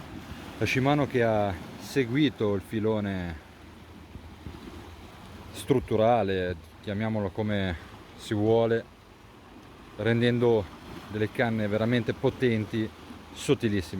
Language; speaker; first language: Italian; native; Italian